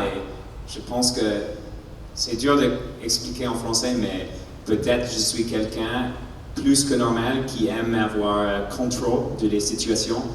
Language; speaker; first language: French; non-native, learner; English